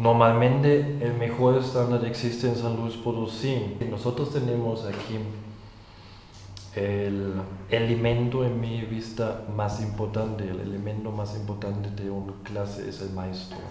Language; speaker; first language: Spanish; non-native, fluent; German